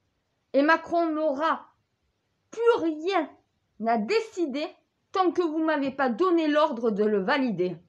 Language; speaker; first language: French; native; French